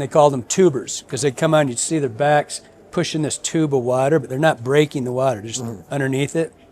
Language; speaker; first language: English; native; English